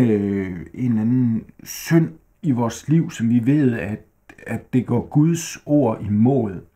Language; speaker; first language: Danish; native; Danish